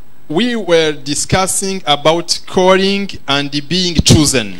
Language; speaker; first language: English; non-native, local second language; Kinyarwanda